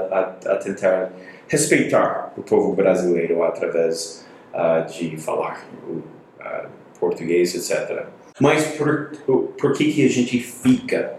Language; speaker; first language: Portuguese; non-native, fluent; English